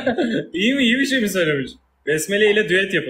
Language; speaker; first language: Turkish; native; Turkish